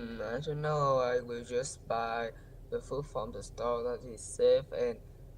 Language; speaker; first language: English; non-native, learner; Vietnamese